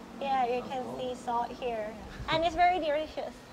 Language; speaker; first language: English; non-native, learner; Thai